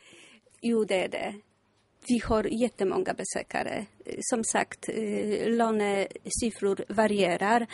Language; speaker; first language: Swedish; non-native, fluent; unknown